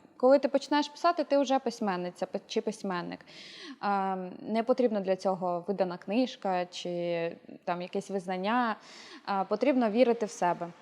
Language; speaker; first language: Ukrainian; native; Ukrainian